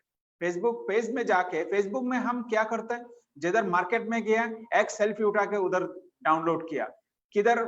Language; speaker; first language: Hindi; non-native, fluent; Bangla